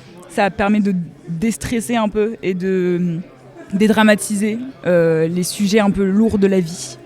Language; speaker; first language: French; native; French